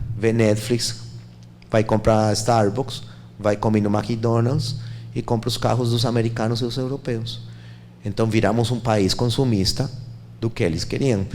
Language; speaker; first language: Portuguese; non-native, fluent; Spanish